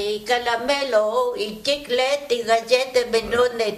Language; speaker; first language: Spanish; non-native, learner; Vietnamese